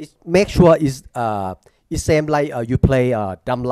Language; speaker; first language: English; non-native, learner; Thai